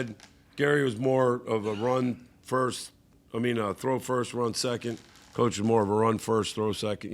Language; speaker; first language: English; native; English